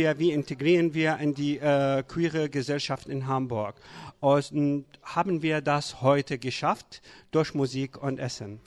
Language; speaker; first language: German; non-native, learner; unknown